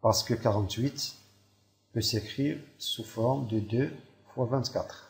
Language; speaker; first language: French; non-native, local second language; Arabic